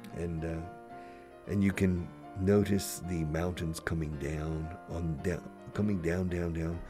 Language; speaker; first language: English; native; English